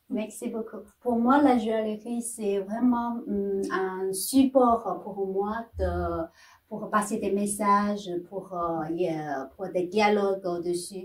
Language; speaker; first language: French; non-native, fluent; Chinese